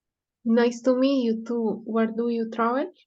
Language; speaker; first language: English; non-native, learner; Spanish